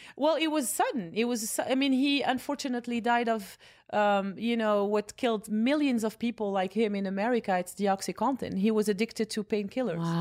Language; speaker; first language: English; non-native, fluent; Arabic